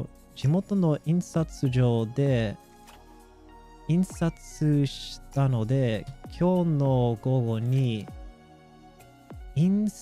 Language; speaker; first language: Japanese; non-native, learner; English